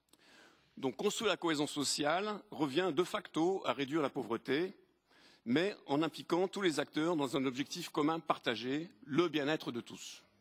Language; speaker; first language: French; native; French